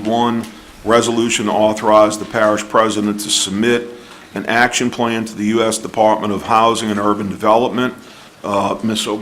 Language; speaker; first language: English; native; English